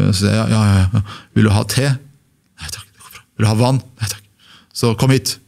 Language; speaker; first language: Norwegian; early bilingual, other home language; Persian